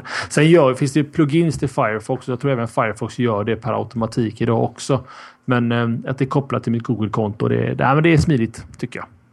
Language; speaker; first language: Swedish; native; Swedish